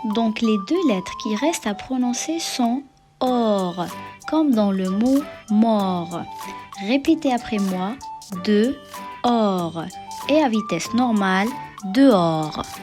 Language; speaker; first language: French; non-native, local second language; Arabic